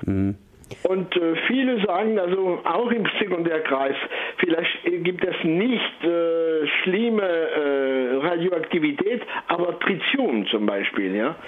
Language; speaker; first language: German; non-native, fluent; French